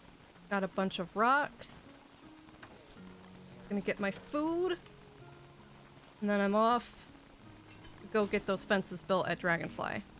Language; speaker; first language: English; native; English